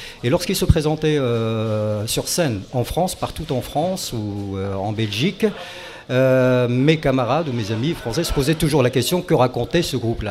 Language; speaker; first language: French; non-native, local second language; Arabic